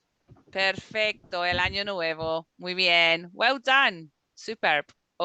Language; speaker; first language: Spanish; non-native, fluent; English